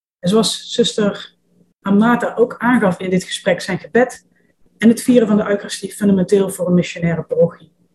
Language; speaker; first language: Dutch; native; Dutch